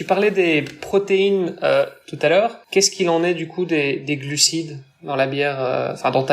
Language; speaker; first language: French; native; French